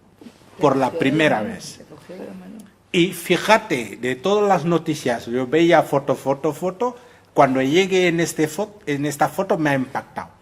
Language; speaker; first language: Spanish; non-native, fluent; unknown